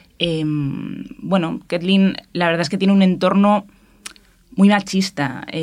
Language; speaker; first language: Spanish; native; Spanish